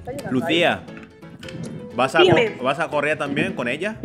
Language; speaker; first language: Spanish; non-native, fluent; Indonesian